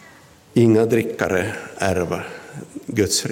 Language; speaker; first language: Swedish; non-native, local second language; Finnish